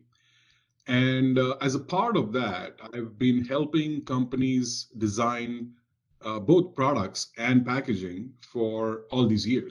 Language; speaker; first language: English; non-native, local second language; Marathi